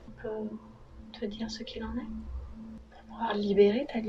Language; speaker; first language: French; native; French